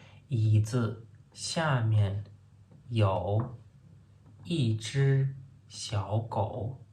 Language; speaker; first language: Chinese; non-native, fluent; Turkmen